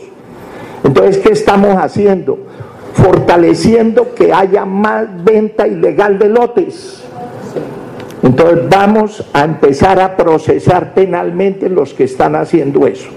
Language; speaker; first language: Spanish; native; Spanish